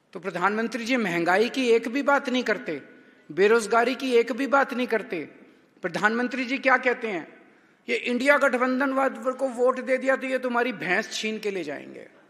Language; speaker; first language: Hindi; native; Hindi